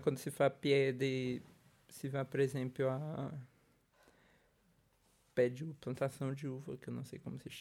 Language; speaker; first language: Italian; non-native, learner; Portuguese